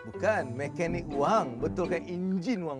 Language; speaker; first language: Malay; native; Malay